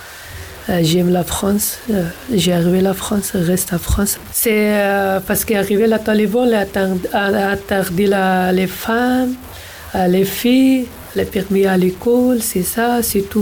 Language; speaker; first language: French; non-native, learner; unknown